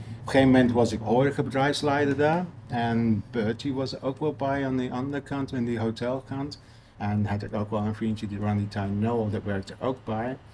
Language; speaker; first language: Dutch; non-native, fluent; English